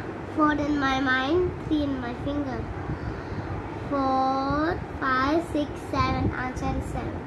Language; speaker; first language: English; non-native, learner; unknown